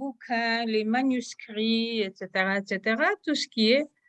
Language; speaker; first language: French; non-native, fluent; Russian